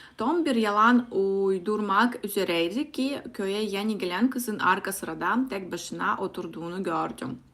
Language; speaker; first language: Turkish; non-native, learner; Russian